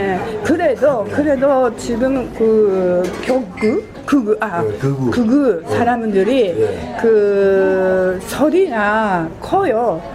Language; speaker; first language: Korean; non-native, fluent; Japanese